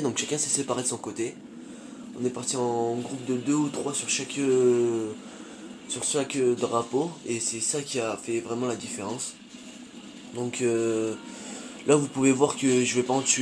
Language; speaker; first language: French; native; French